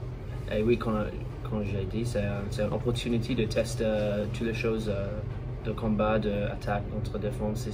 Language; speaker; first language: French; non-native, learner; English